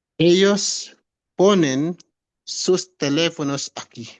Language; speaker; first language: Spanish; non-native, learner; Filipino